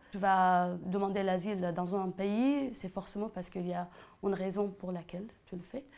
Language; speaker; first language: French; non-native, fluent; Arabic